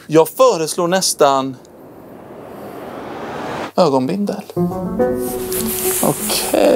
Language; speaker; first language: Swedish; native; Swedish